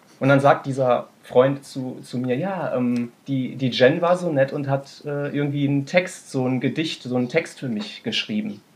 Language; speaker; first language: German; native; German